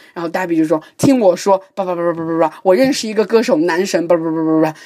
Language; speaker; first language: Chinese; native; Chinese